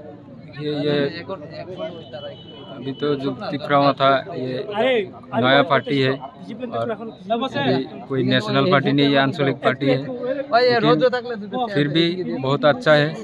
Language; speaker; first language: Hindi; non-native, local second language; Bangla